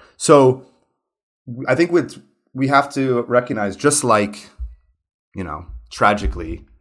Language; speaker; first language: English; native; English